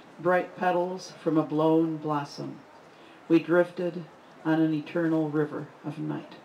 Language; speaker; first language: English; native; English